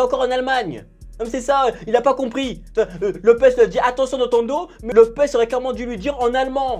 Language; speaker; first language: French; native; French